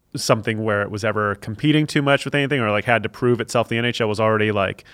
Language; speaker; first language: English; native; English